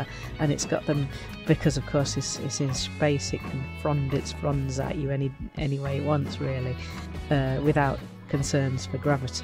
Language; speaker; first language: English; native; English